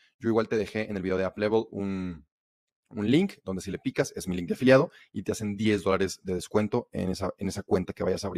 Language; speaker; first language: Spanish; native; Spanish